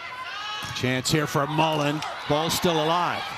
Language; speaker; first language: English; native; English